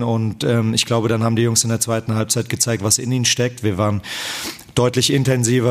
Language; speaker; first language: German; native; German